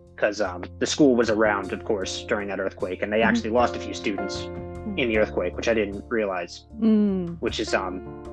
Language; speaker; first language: English; native; English